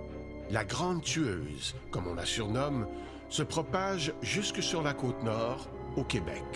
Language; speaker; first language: French; native; French